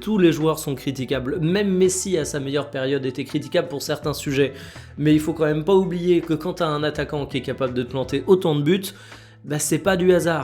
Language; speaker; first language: French; native; French